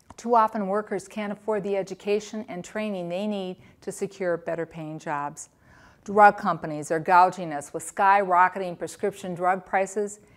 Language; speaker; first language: English; native; English